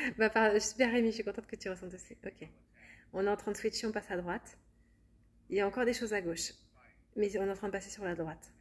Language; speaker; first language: French; native; French